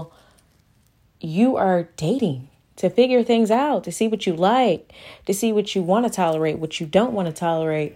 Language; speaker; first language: English; native; English